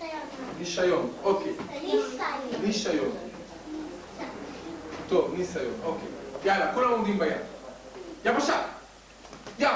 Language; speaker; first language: Hebrew; native; Hebrew